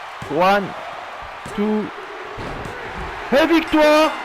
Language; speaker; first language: French; native; French